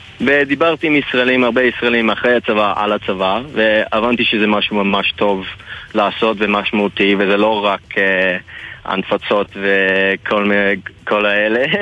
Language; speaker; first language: Hebrew; non-native, fluent; English